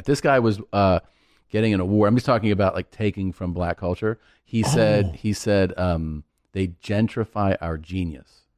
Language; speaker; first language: English; early bilingual, other home language; Spanish